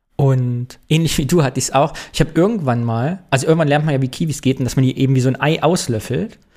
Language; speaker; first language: German; native; German